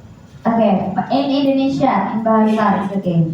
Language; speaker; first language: English; non-native, learner; Indonesian